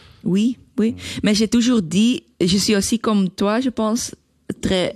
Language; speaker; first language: French; non-native, learner; Dutch